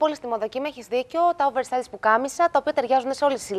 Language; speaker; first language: Greek; native; Greek